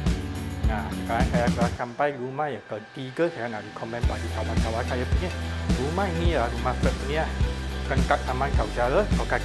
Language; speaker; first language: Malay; non-native, local second language; Chinese